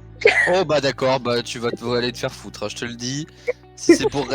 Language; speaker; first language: French; native; French